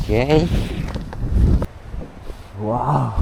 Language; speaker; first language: English; non-native, learner; Japanese